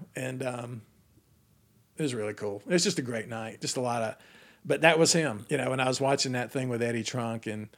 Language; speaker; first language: English; native; English